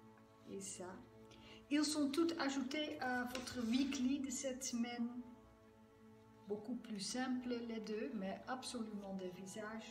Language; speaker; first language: French; non-native, fluent; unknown